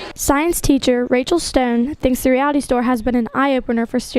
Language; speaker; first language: English; native; English